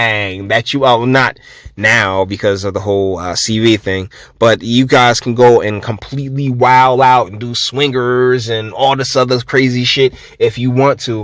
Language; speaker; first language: English; native; English